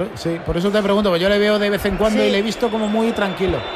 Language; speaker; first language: Spanish; native; Spanish